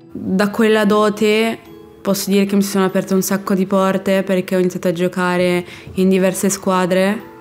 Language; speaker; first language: Italian; early bilingual, other home language; Arabic